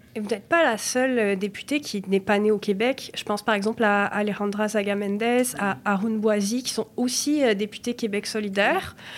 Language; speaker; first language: French; native; French